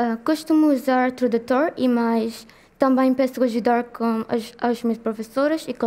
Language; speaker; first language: Portuguese; non-native, learner; Urdu